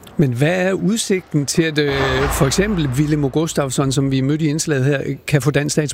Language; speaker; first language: Danish; native; Danish